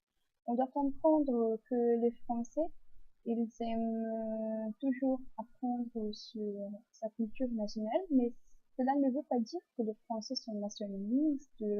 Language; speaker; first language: French; non-native, fluent; Portuguese